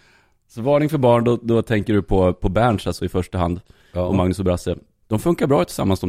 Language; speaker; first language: Swedish; native; Swedish